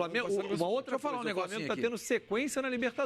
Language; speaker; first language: Portuguese; native; Portuguese